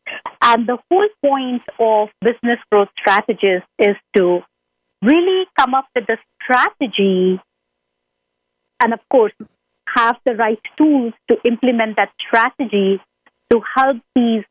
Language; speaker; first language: English; non-native, local second language; Hindi